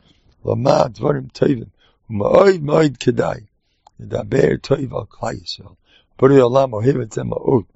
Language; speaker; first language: Hebrew; non-native, fluent; English